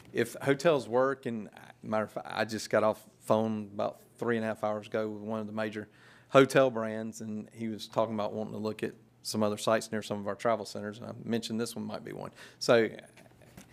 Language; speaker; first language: English; native; English